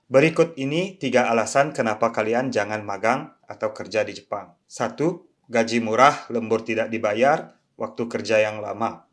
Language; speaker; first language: Indonesian; early bilingual, other home language; Japanese